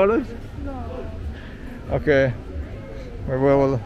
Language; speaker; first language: Spanish; non-native, learner; English